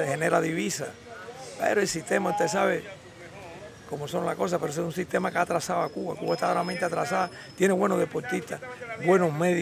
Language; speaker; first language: Spanish; native; Spanish